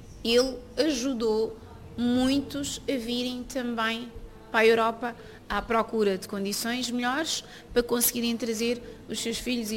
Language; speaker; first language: Portuguese; native; Portuguese